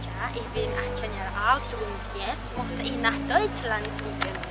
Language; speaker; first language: German; non-native, learner; Indonesian